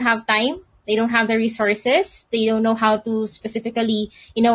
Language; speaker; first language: English; non-native, local second language; Filipino